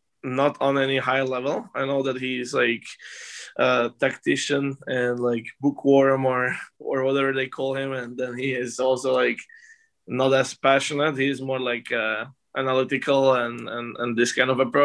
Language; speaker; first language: English; non-native, fluent; Slovak